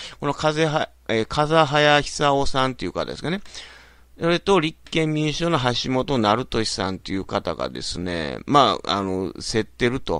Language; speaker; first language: Japanese; native; Japanese